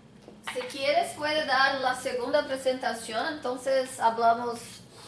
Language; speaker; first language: Spanish; non-native, learner; Portuguese